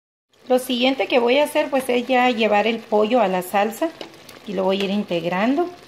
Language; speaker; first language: Spanish; native; Spanish